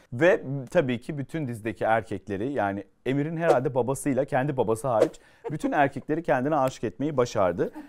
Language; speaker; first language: Turkish; native; Turkish